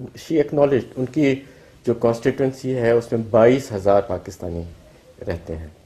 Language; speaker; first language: Urdu; non-native, local second language; Baluchi